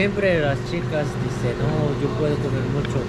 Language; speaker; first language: Spanish; non-native, learner; Korean